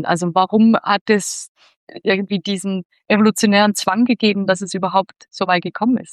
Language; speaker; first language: German; native; German